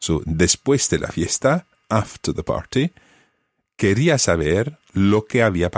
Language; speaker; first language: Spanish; non-native, fluent; English